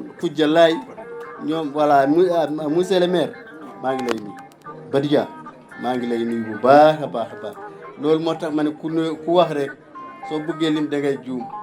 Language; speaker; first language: Wolof; native; Wolof